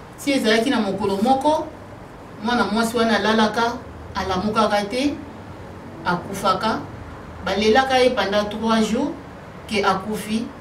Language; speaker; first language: Lingala; non-native, local second language; Kongo